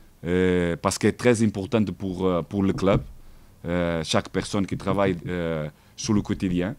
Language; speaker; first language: French; non-native, learner; Portuguese